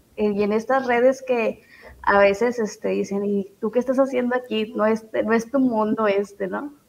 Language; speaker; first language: Spanish; native; Spanish